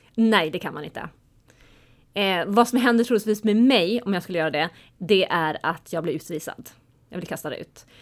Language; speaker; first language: Swedish; native; Swedish